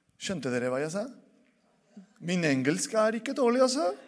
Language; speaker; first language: Norwegian; non-native, fluent; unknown